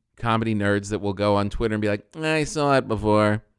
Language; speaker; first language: English; native; English